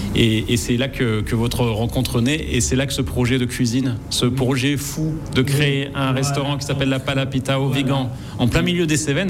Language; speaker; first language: French; native; French